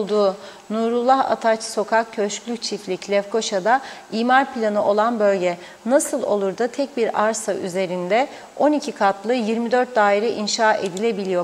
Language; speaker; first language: Turkish; native; Turkish